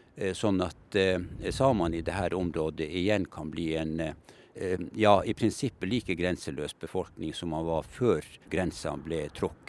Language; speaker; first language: Norwegian; native; Norwegian